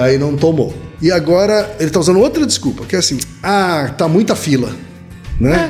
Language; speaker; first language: Portuguese; native; Portuguese